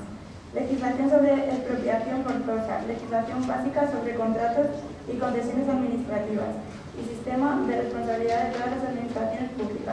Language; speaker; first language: Spanish; native; Spanish